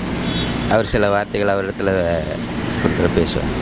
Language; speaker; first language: Tamil; native; Tamil